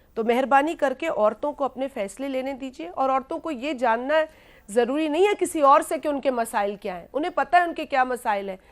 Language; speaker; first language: Urdu; non-native, local second language; Sindhi